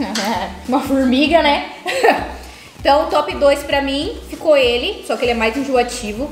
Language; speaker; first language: Portuguese; native; Portuguese